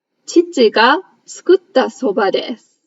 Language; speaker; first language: Japanese; non-native, fluent; English